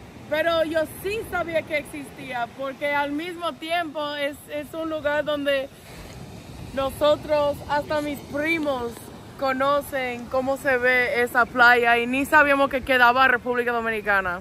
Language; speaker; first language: Spanish; non-native, fluent; English